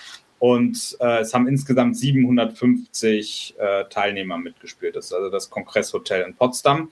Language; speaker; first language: German; native; German